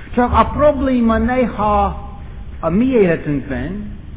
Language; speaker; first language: Hungarian; non-native, fluent; English